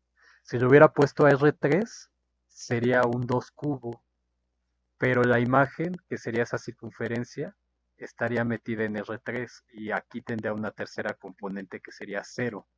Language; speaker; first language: Spanish; native; Spanish